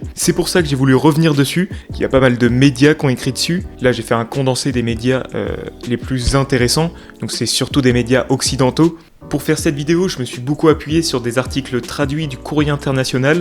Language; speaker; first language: French; native; French